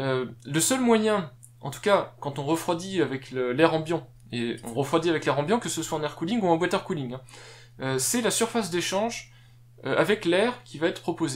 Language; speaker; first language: French; native; French